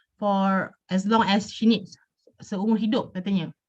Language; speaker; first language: English; non-native, local second language; Malay